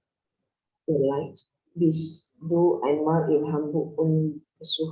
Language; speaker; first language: German; non-native, learner; Indonesian